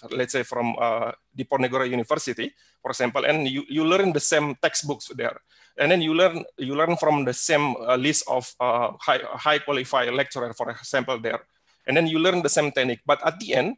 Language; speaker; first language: English; non-native, fluent; Indonesian